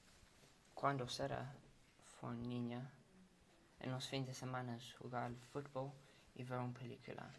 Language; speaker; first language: Spanish; non-native, learner; English